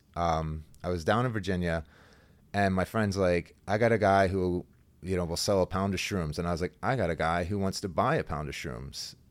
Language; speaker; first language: English; native; English